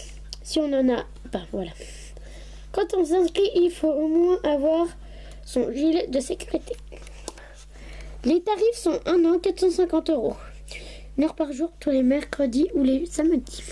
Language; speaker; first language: French; native; French